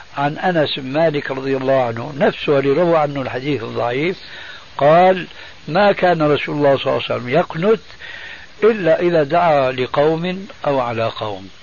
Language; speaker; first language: Arabic; early bilingual, other home language; Albanian